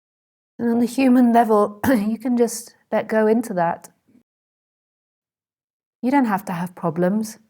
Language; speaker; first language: English; native; English